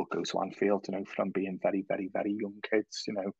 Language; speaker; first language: English; native; English